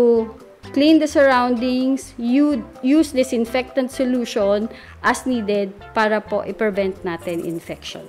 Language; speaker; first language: English; non-native, local second language; Filipino